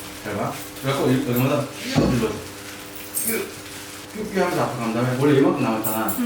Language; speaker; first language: Korean; native; Korean